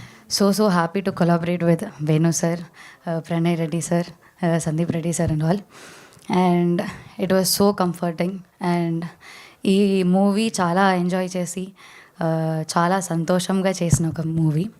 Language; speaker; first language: Telugu; non-native, learner; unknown